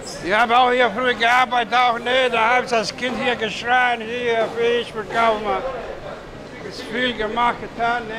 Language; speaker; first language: German; non-native, learner; Greek